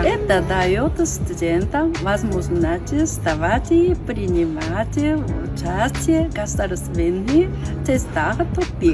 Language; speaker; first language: Russian; non-native, fluent; Korean